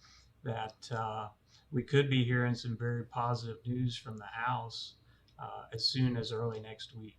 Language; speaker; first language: English; native; English